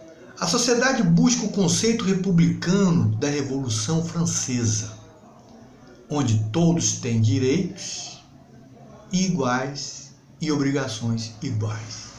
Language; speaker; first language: Portuguese; native; Portuguese